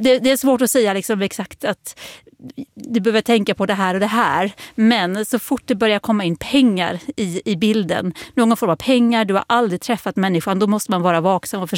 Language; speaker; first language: Swedish; native; Swedish